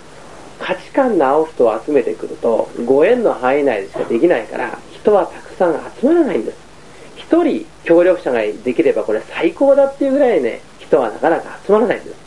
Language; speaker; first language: Japanese; native; Japanese